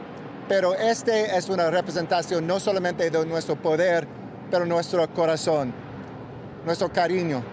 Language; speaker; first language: Spanish; non-native, local second language; English